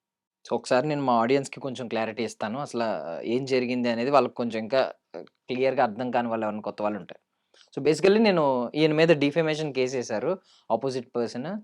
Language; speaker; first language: Telugu; native; Telugu